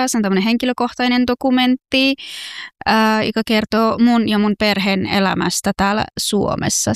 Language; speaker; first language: Finnish; non-native, fluent; Persian